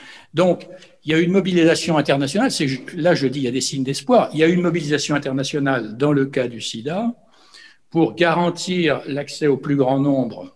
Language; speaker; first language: French; native; French